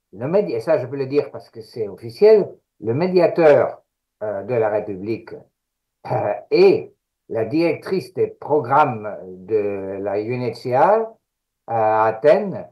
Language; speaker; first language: French; non-native, fluent; Greek